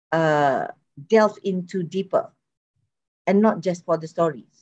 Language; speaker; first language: English; early bilingual, other home language; Malay